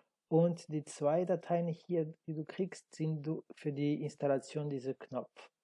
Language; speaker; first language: German; non-native, learner; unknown